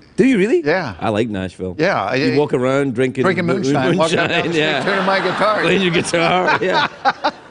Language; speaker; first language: English; native; English